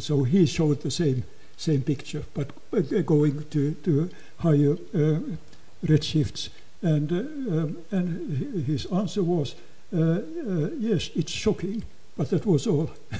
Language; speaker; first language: English; non-native, fluent; Finnish